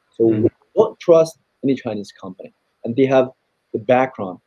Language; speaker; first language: English; non-native, fluent; Chinese